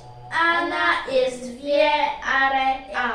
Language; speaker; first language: German; non-native, learner; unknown